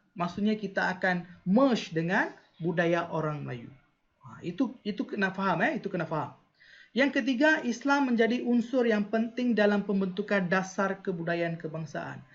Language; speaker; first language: Malay; non-native, local second language; Tamil